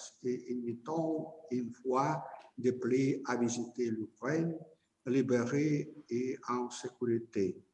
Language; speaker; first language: French; non-native, fluent; Ukrainian